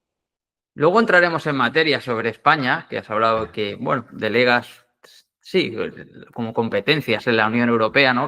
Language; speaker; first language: Spanish; native; Spanish